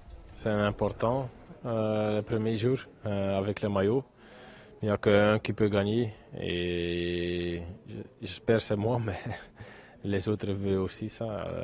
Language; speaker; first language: French; non-native, local second language; Dutch